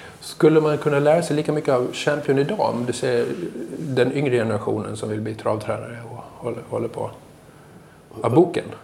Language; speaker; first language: Swedish; native; Swedish